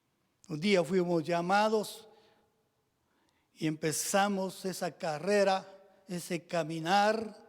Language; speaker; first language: Spanish; native; Spanish